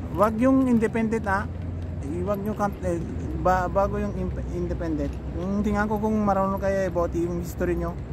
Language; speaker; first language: Filipino; non-native, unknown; Persian